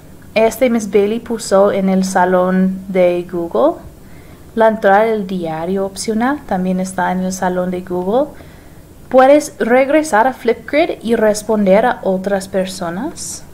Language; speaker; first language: Spanish; non-native, fluent; English